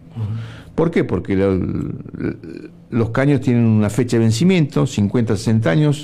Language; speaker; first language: Spanish; native; Spanish